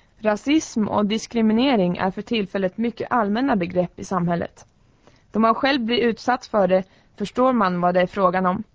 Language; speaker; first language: Swedish; native; Swedish